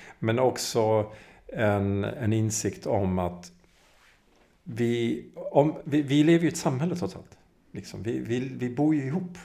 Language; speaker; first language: Swedish; native; Swedish